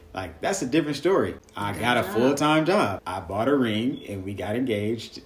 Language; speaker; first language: English; native; English